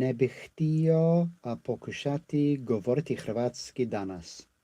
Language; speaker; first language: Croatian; non-native, learner; English